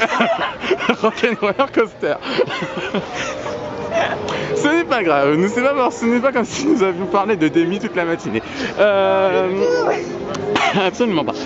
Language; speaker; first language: French; native; French